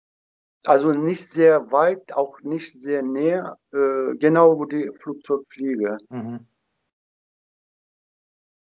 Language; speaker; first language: German; non-native, learner; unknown